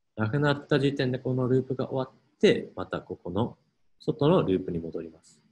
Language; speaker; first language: Japanese; non-native, fluent; English